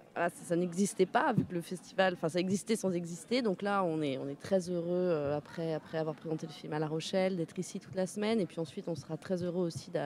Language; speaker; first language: French; native; French